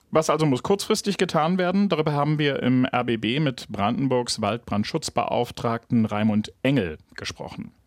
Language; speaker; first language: German; native; German